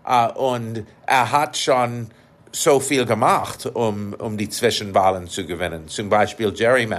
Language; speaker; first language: German; non-native, fluent; English